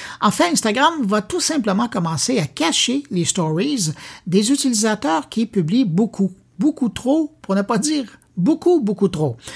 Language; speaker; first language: French; native; French